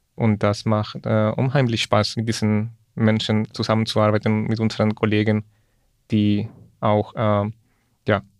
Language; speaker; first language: German; non-native, fluent; Spanish